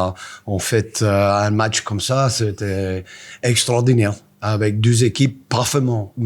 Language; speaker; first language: French; non-native, learner; English